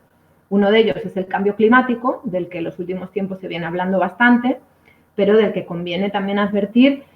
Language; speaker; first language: Spanish; native; Spanish